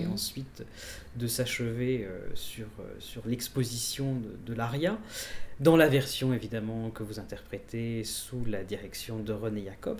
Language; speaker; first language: French; native; French